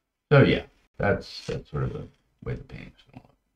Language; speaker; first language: English; native; English